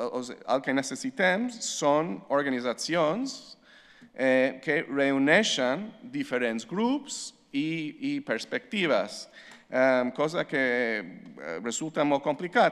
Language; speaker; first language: Catalan; non-native, fluent; English